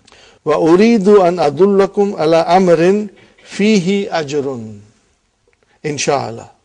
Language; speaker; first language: Arabic; non-native, fluent; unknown